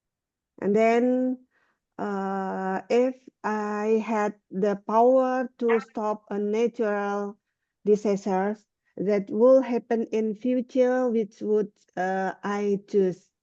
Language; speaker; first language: English; non-native, learner; Indonesian